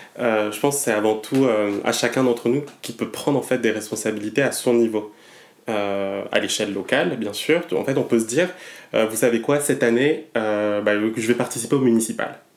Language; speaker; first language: French; non-native, local second language; Malagasy